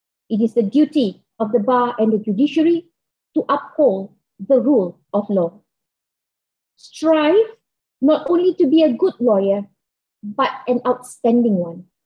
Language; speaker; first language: English; non-native, local second language; Malay